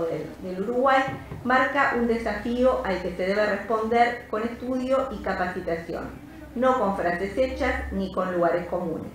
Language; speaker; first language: Spanish; native; Spanish